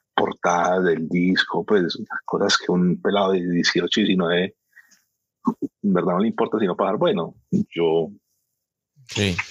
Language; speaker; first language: Spanish; early bilingual, heritage; Spanish